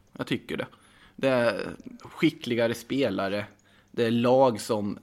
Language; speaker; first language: Swedish; native; Swedish